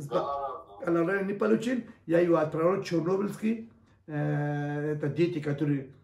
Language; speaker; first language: Russian; non-native, learner; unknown